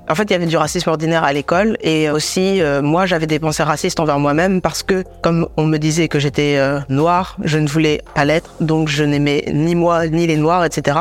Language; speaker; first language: French; native; French